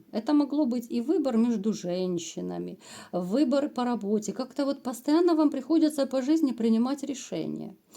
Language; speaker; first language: Russian; native; Russian